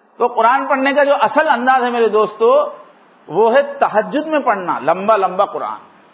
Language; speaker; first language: Urdu; native; Urdu